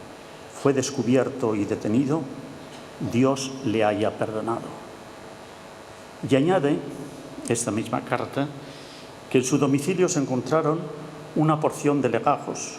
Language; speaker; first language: Spanish; native; Spanish